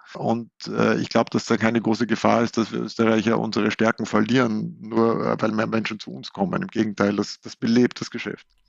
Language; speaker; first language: German; native; German